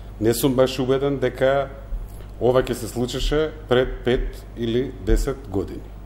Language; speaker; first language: Macedonian; native; Macedonian